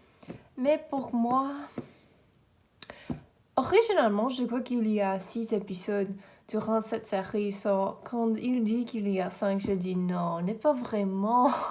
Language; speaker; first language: French; non-native, learner; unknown